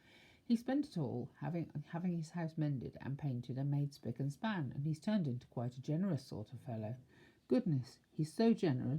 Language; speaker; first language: English; native; English